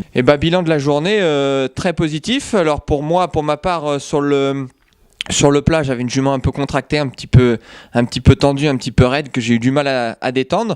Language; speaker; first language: French; native; French